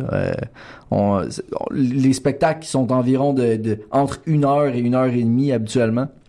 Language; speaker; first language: French; native; French